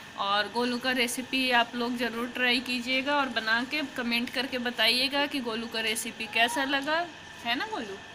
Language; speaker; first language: Hindi; native; Hindi